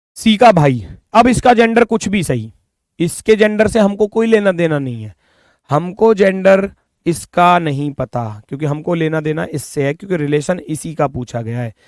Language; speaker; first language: Hindi; native; Hindi